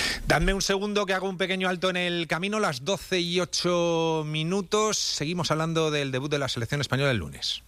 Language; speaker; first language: Spanish; native; Spanish